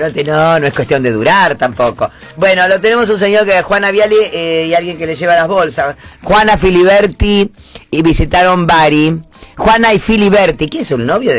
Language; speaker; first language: Spanish; native; Spanish